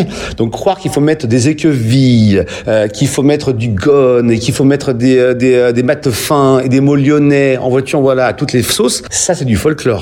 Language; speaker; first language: French; native; French